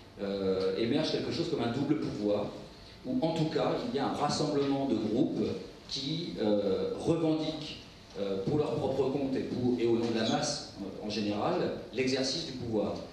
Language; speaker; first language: French; native; French